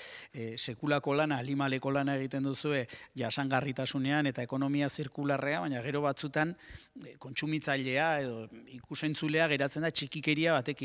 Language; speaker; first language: Basque; native; Basque